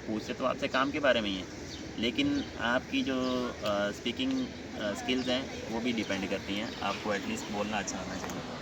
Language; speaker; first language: Urdu; non-native, local second language; Punjabi